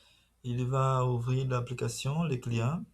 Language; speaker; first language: French; non-native, fluent; Portuguese